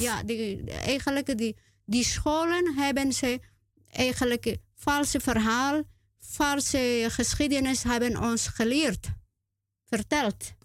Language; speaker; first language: Dutch; non-native, learner; Spanish